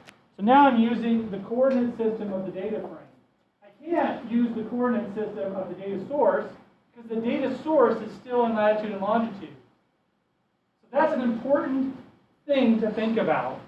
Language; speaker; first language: English; native; English